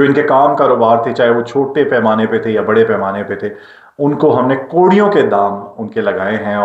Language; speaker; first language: Urdu; non-native, local second language; Northern Hindko